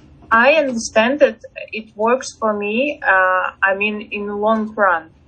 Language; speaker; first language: English; non-native, fluent; Russian